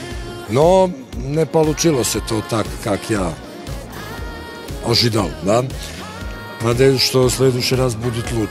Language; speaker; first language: Russian; non-native, fluent; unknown